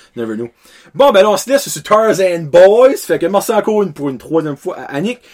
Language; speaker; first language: French; native; French